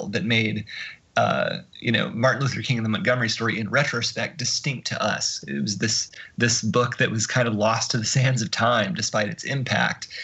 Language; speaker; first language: English; native; English